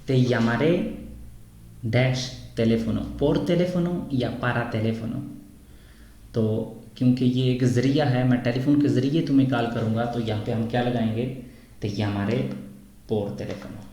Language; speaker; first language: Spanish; non-native, fluent; Urdu